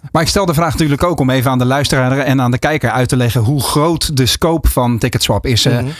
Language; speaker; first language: Dutch; native; Dutch